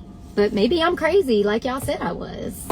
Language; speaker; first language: English; native; English